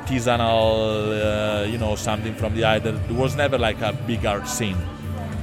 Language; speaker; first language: English; non-native, fluent; Italian